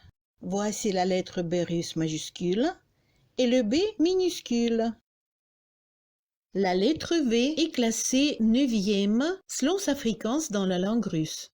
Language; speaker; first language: French; non-native, fluent; Russian